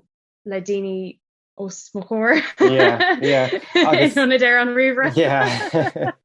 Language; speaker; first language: Irish; non-native, local second language; English